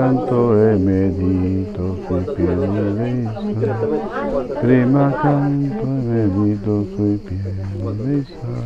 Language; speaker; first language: Italian; non-native, learner; Spanish